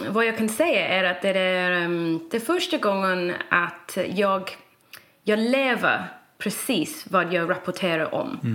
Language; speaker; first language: Swedish; non-native, fluent; English